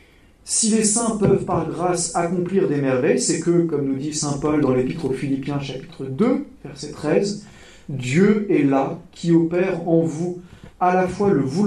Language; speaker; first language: French; native; French